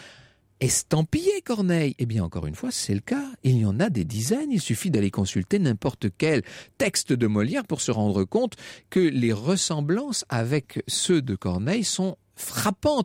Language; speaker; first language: French; native; French